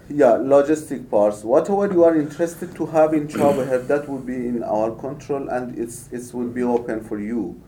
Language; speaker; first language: English; non-native, fluent; Persian